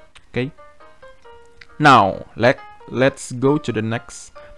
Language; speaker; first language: English; non-native, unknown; Indonesian